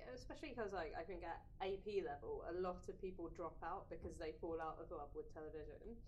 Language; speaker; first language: English; native; English